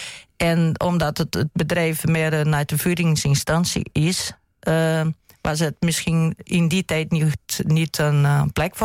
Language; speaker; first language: Dutch; non-native, fluent; Portuguese